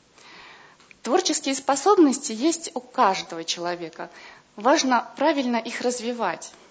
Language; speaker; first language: Russian; native; Russian